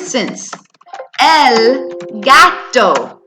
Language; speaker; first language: Spanish; non-native, fluent; English